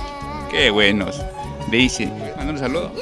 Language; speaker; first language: Spanish; native; Spanish